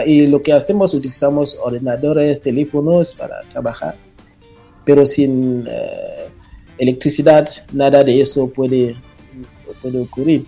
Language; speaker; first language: Spanish; non-native, fluent; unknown